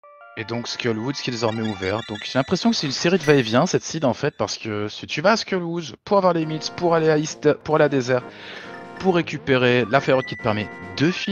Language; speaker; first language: French; native; French